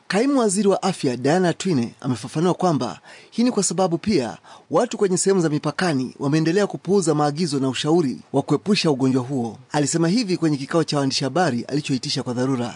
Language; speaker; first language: Swahili; non-native, local second language; Ganda